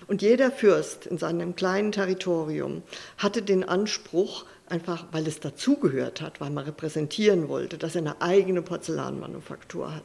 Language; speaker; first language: German; native; German